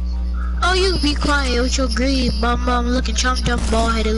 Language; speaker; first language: English; native; English